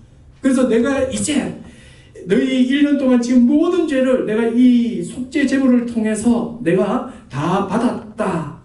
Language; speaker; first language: Korean; native; Korean